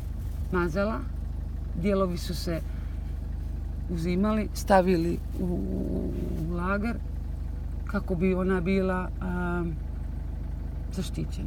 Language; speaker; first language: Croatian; non-native, fluent; German